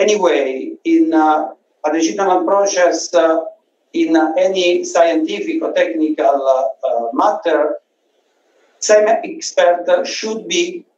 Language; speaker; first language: English; non-native, fluent; Italian